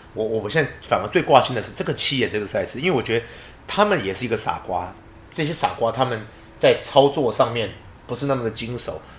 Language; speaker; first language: Chinese; native; Chinese